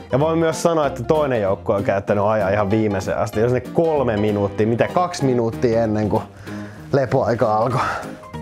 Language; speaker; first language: Finnish; native; Finnish